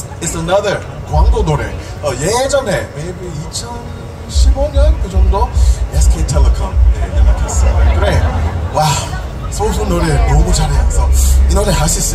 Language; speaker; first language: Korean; non-native, learner; English